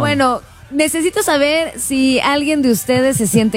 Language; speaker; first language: Spanish; native; Spanish